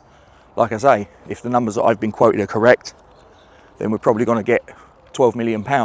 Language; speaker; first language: English; native; English